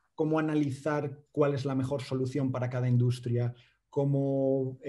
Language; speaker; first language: Spanish; native; Spanish